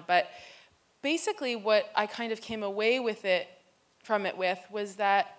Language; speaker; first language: English; native; English